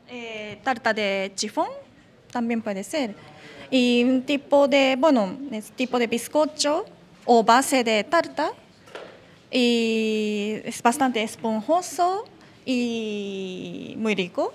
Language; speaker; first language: Spanish; non-native, fluent; Japanese